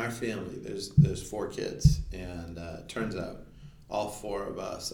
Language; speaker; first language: English; native; English